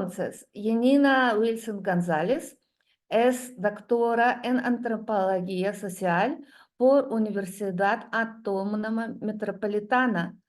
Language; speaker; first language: Spanish; non-native, learner; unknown